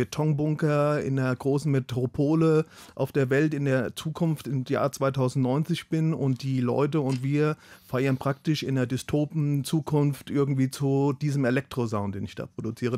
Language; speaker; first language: German; native; German